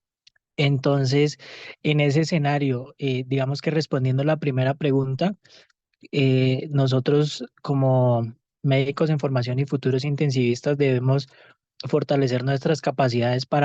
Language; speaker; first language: Spanish; native; Spanish